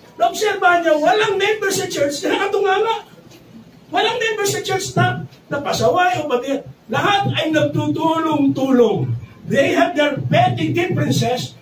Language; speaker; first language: Filipino; native; Filipino